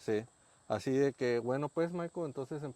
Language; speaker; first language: Spanish; native; Spanish